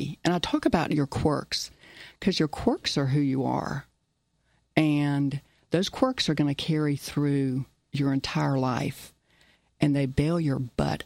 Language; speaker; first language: English; early bilingual, other home language; German